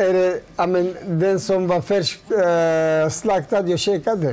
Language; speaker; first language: Swedish; non-native, learner; Turoyo